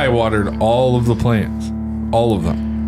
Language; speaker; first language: English; native; English